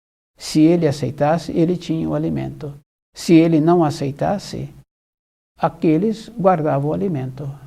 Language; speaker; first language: Portuguese; native; Portuguese